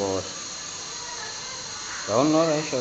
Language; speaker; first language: Arabic; native; Arabic